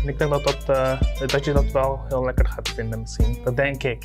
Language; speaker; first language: Dutch; early bilingual, other home language; Turkish